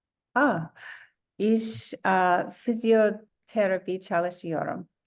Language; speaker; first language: Turkish; non-native, learner; English